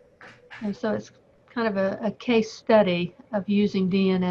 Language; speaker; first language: English; native; English